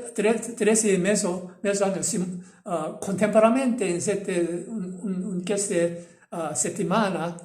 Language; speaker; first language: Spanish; non-native, learner; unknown